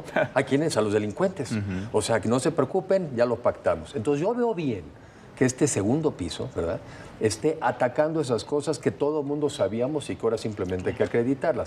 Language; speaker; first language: Spanish; native; Spanish